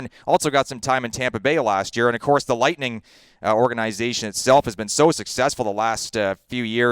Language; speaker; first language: English; native; English